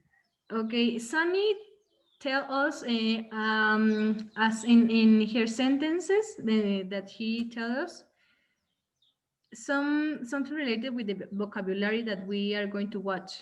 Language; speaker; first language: English; non-native, fluent; Spanish